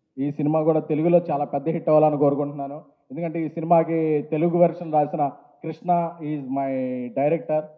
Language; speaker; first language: Telugu; native; Telugu